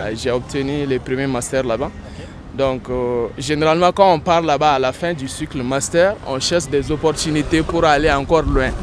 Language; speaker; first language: French; non-native, local second language; Bambara